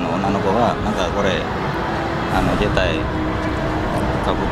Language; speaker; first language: Japanese; non-native, learner; Indonesian